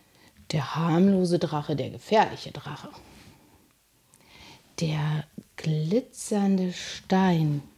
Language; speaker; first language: German; native; German